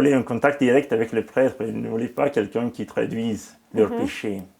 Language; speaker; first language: French; non-native, local second language; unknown